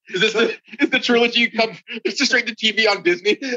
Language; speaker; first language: English; native; English